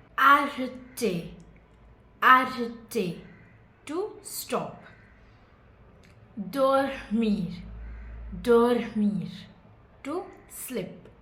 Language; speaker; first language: English; non-native, fluent; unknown